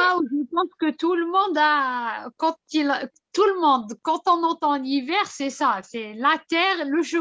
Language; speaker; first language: French; non-native, local second language; Arabic